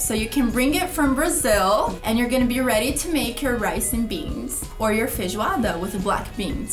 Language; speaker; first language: English; non-native, fluent; Portuguese